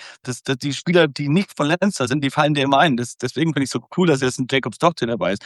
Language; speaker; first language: German; native; German